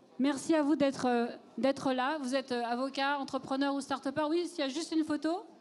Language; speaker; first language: French; native; French